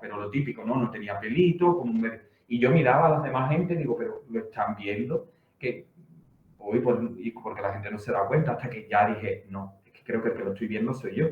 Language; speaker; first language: Spanish; native; Spanish